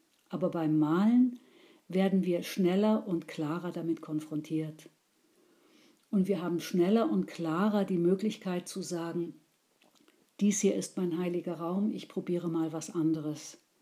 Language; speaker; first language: German; native; German